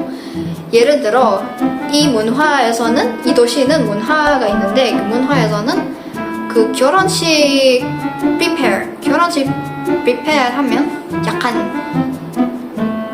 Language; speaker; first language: Korean; non-native, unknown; Indonesian